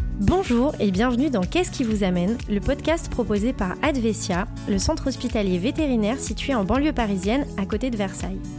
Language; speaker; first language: French; native; French